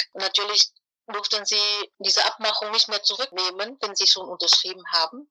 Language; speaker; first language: German; non-native, fluent; Vietnamese